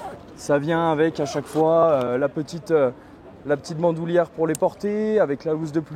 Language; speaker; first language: French; native; French